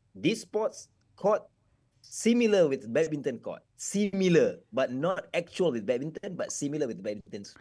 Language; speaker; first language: English; non-native, local second language; Malay